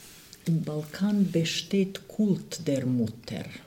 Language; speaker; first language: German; non-native, fluent; Croatian